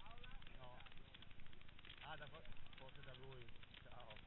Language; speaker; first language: Italian; native; Italian